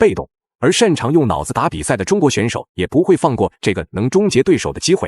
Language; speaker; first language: Chinese; native; Chinese